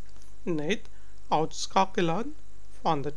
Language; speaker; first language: Dutch; non-native, learner; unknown